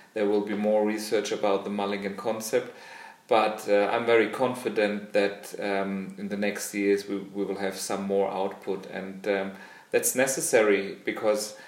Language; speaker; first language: English; non-native, fluent; German